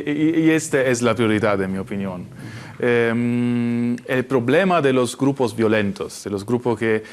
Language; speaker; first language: Spanish; non-native, fluent; Italian